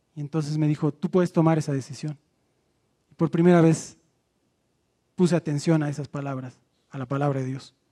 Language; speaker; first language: Spanish; native; Spanish